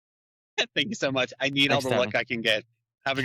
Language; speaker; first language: English; native; English